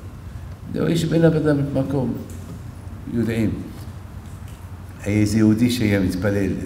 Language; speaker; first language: Hebrew; non-native, fluent; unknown